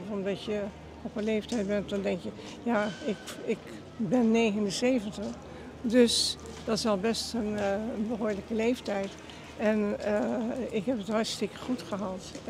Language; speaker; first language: Dutch; native; Dutch